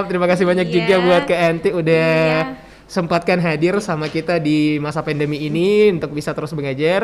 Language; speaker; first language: Indonesian; native; Indonesian